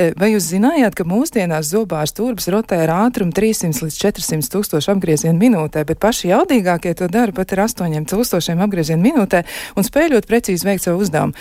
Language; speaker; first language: Latvian; native; Latvian